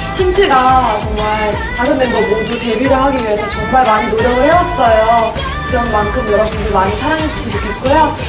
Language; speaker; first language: Korean; early bilingual, heritage; Korean